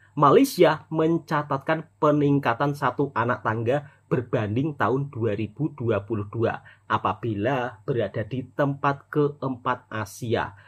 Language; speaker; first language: Indonesian; native; Indonesian